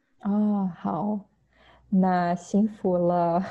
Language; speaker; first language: Chinese; non-native, fluent; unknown